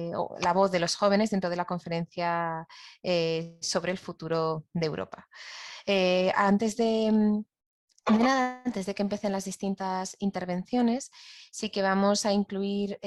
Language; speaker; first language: Spanish; native; Spanish